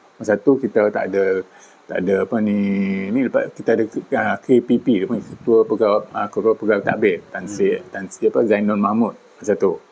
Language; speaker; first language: Malay; native; Malay